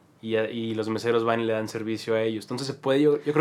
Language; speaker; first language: Spanish; native; Spanish